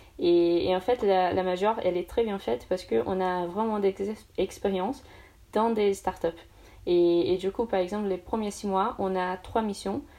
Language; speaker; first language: French; non-native, fluent; Portuguese